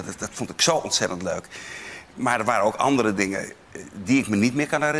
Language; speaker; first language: Dutch; native; Dutch